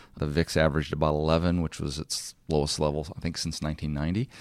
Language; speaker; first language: English; native; English